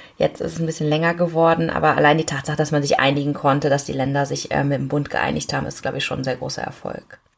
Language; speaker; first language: German; early bilingual, other home language; Korean